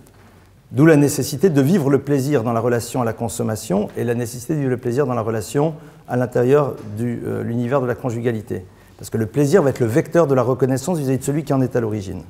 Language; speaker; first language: French; native; French